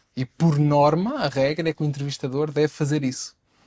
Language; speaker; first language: Portuguese; native; Portuguese